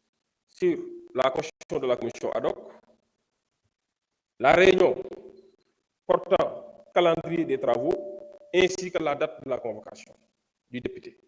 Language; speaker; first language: French; non-native, local second language; Wolof